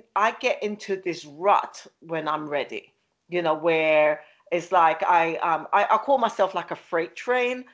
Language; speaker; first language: English; native; English